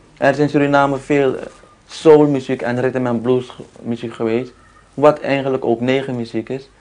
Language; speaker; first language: Dutch; native; Dutch